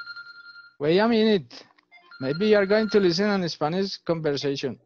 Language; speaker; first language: English; non-native, fluent; Spanish